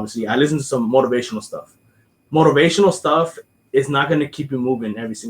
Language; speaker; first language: English; native; English